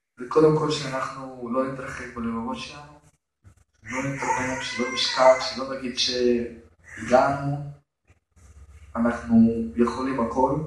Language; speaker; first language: Hebrew; non-native, fluent; Russian